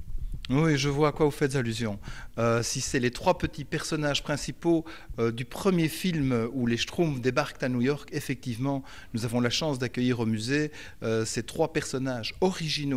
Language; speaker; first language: French; native; French